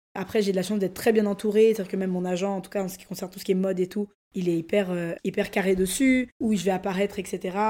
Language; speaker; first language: French; non-native, local second language; Lingala